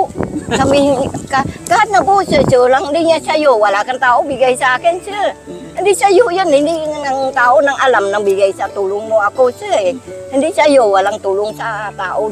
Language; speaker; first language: Filipino; non-native, learner; Vietnamese